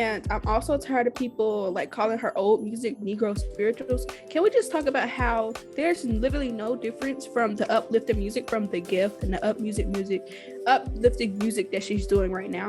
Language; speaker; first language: English; native; English